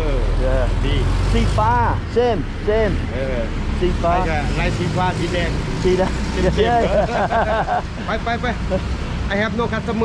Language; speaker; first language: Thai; non-native, learner; English